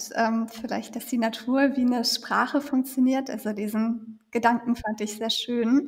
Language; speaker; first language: German; native; German